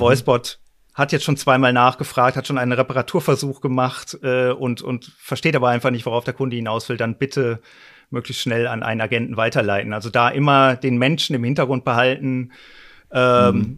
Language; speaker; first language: German; native; German